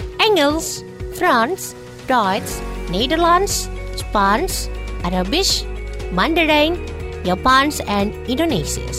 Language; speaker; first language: Dutch; non-native, fluent; Indonesian